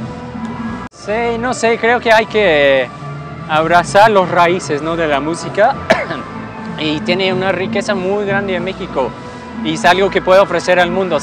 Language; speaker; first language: Spanish; non-native, fluent; English